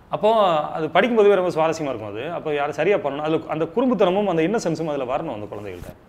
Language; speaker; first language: Tamil; native; Tamil